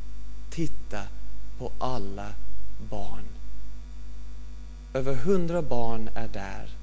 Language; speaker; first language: Swedish; non-native, fluent; English